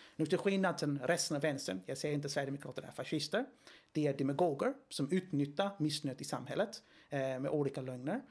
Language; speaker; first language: Swedish; non-native, fluent; Greek